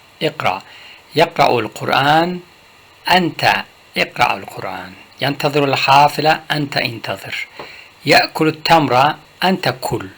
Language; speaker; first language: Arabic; non-native, fluent; Turkish